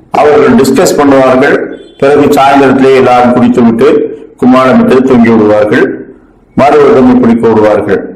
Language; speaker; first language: Tamil; native; Tamil